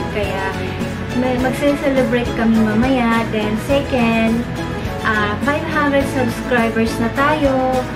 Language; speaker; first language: Filipino; non-native, local second language; Cebuano